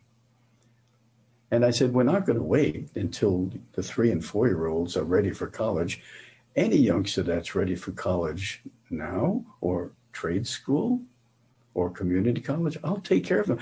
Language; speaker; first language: English; native; English